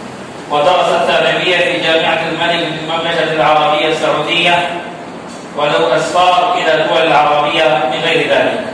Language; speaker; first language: Arabic; non-native, fluent; Urdu